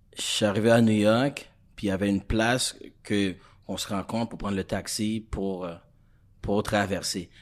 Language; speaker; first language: French; non-native, fluent; English